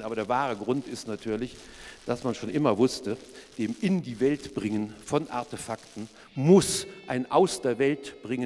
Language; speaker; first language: German; native; German